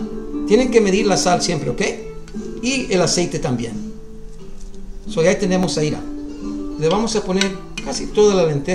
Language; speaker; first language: Spanish; early bilingual, other home language; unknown